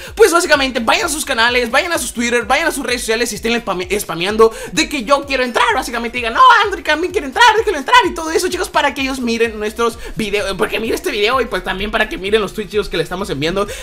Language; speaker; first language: Spanish; native; Spanish